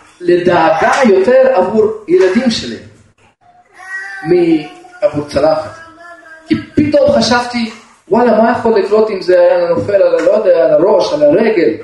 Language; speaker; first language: Hebrew; non-native, fluent; Russian